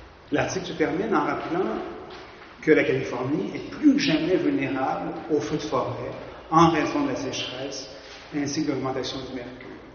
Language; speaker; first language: French; native; French